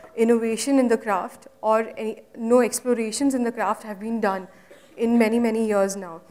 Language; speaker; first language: English; non-native, local second language; Hindi